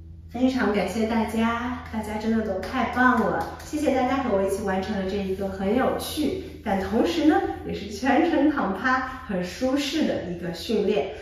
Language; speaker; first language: Chinese; native; Chinese